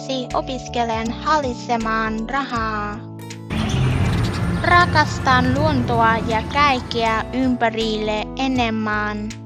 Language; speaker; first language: Finnish; non-native, learner; Vietnamese